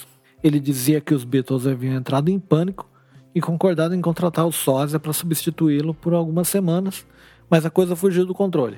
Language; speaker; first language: Portuguese; native; Portuguese